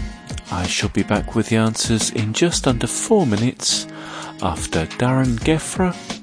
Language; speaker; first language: English; native; English